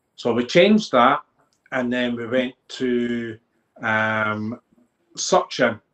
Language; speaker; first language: English; native; English